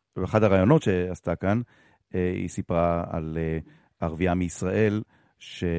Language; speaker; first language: Hebrew; native; Hebrew